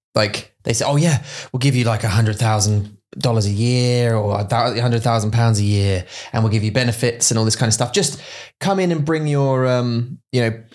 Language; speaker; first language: English; native; English